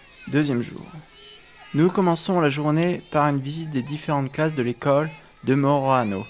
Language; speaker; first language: French; native; French